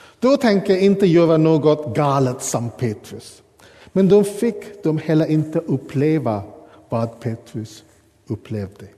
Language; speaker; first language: Swedish; non-native, fluent; English